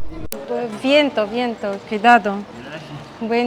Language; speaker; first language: Spanish; non-native, learner; Romanian